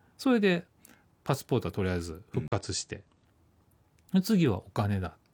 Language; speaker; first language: Japanese; native; Japanese